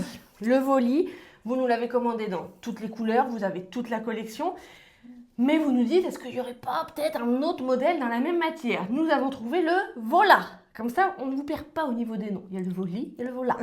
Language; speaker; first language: French; native; French